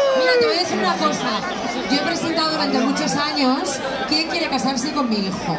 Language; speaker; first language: Spanish; native; Spanish